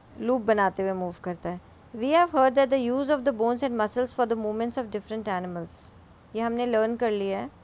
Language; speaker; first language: Hindi; native; Hindi